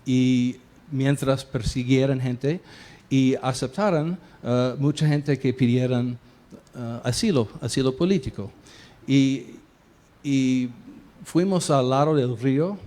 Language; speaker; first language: Spanish; non-native, fluent; English